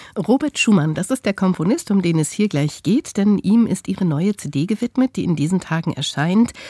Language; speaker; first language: German; native; German